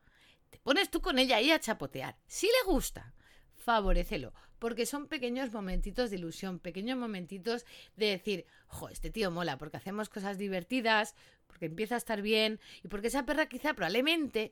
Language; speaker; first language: Spanish; native; Spanish